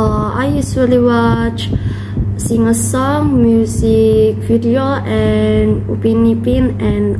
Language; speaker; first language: English; non-native, learner; Indonesian